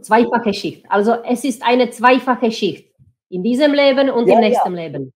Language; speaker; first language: German; non-native, fluent; Czech